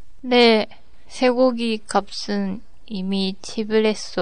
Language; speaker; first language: Korean; non-native, learner; Japanese